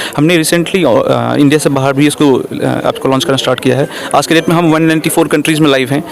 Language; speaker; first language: Hindi; non-native, local second language; Maithili